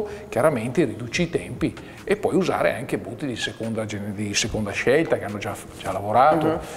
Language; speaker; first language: Italian; native; Italian